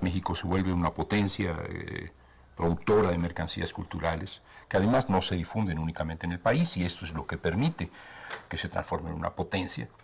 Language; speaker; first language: Spanish; native; Spanish